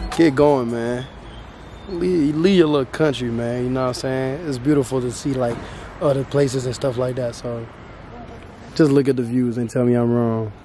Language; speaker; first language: English; early bilingual, other home language; French